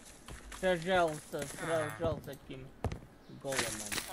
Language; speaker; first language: Russian; non-native, learner; Latvian